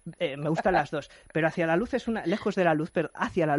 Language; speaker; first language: Spanish; native; Spanish